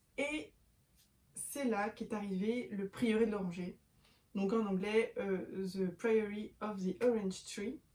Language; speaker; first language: French; native; French